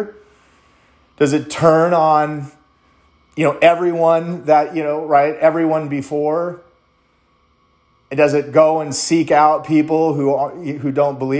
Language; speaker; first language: English; native; English